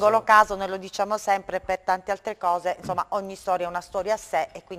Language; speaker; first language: Italian; native; Italian